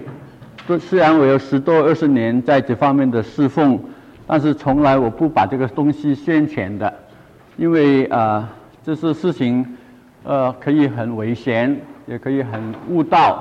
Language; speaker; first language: Chinese; non-native, local second language; Cantonese